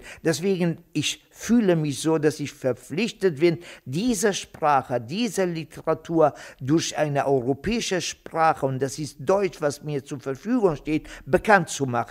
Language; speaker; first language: German; non-native, fluent; Kurdish